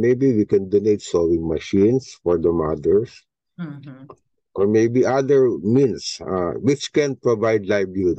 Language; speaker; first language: English; non-native, local second language; Filipino